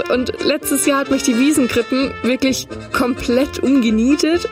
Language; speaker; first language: German; native; German